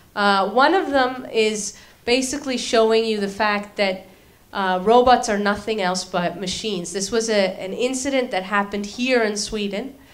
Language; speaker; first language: English; native; English